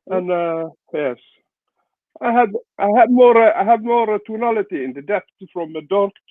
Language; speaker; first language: English; non-native, learner; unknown